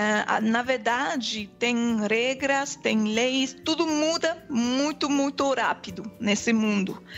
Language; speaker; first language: Portuguese; non-native, fluent; French